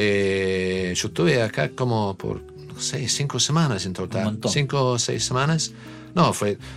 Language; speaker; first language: Spanish; non-native, learner; English